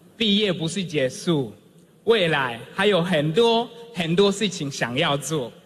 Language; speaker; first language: Chinese; non-native, fluent; Swahili